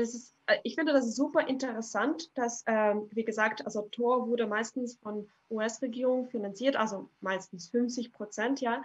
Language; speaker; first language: German; non-native, fluent; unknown